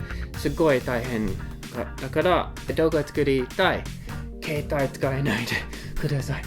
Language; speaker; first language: Japanese; non-native, learner; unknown